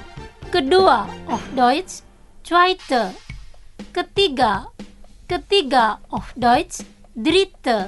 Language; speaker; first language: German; non-native, fluent; Indonesian